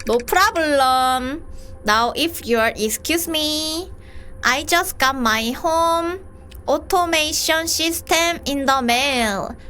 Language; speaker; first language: English; non-native, learner; Korean